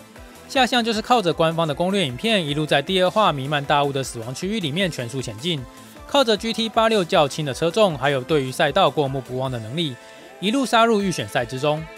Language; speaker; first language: Chinese; native; Chinese